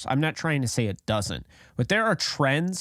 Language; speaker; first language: English; native; English